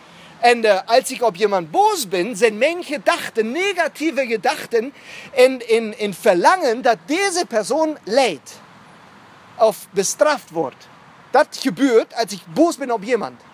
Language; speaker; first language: Dutch; non-native, fluent; German